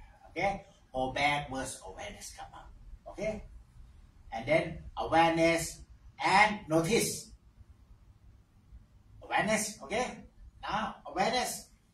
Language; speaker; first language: English; non-native, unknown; Thai